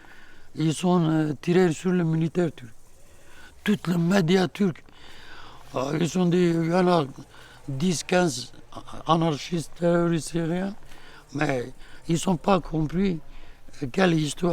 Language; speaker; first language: French; non-native, learner; Kurdish